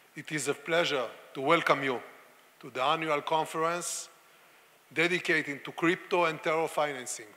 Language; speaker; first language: English; non-native, fluent; Hebrew